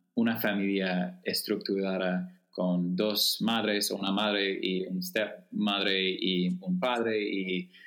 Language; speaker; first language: Spanish; non-native, fluent; English